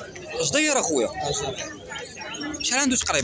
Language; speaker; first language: Arabic; native; Arabic